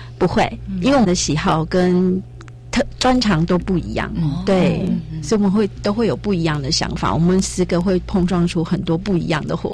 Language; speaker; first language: Chinese; native; Chinese